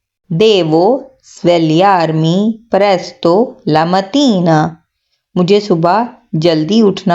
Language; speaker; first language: Italian; non-native, learner; Urdu